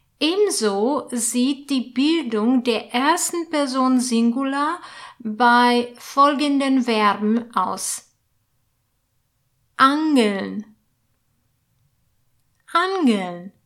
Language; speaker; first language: German; non-native, fluent; Polish